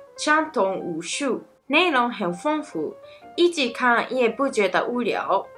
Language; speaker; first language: Chinese; non-native, fluent; Japanese